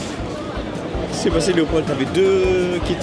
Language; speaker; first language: French; native; French